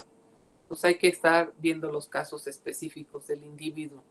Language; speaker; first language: Spanish; native; Spanish